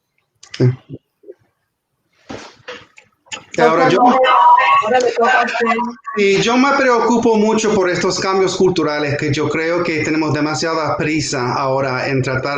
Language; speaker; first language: Spanish; non-native, fluent; English